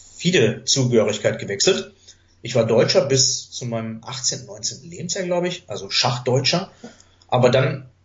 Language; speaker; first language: German; early bilingual, heritage; Greek